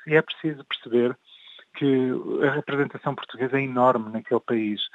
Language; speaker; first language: Portuguese; early bilingual, other home language; English